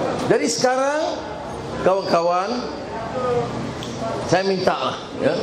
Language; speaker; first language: Malay; native; Malay